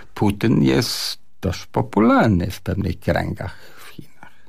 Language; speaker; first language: Polish; non-native, fluent; English